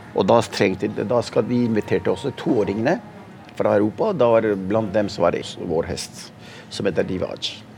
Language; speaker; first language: Norwegian; early bilingual, other home language; Punjabi